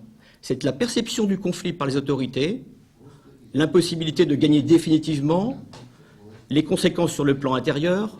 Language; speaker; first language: French; native; French